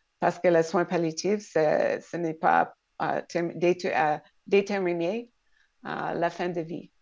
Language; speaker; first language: French; non-native, local second language; English